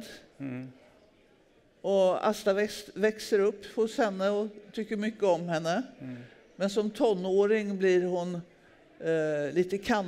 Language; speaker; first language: Swedish; native; Swedish